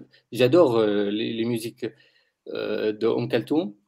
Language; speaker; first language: French; non-native, learner; Arabic